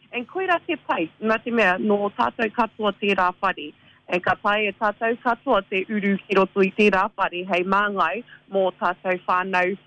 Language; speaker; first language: Māori; non-native, local second language; English